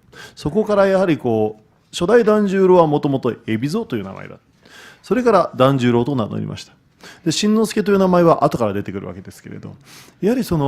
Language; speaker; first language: Japanese; native; Japanese